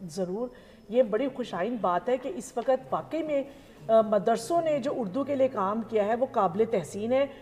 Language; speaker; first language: Urdu; native; Urdu